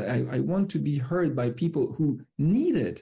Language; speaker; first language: English; non-native, fluent; French